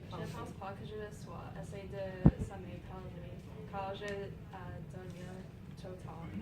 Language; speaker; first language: French; non-native, learner; English